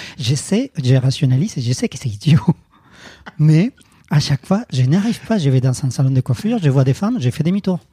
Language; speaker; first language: French; non-native, fluent; Spanish